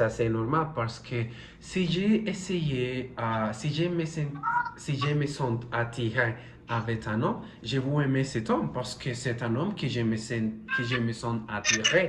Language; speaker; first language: French; non-native, learner; Spanish